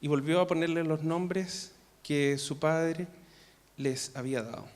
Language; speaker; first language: Spanish; native; Spanish